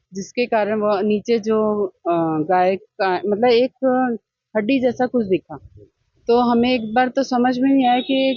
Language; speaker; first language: Hindi; non-native, local second language; Gujarati